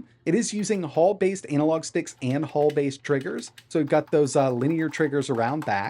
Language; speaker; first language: English; native; English